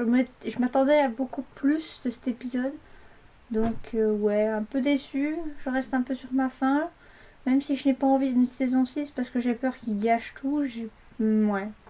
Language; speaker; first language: French; native; French